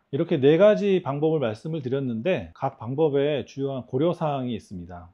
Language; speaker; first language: Korean; native; Korean